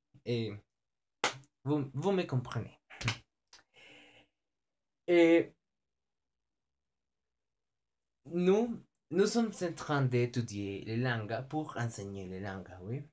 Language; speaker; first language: French; non-native, learner; Spanish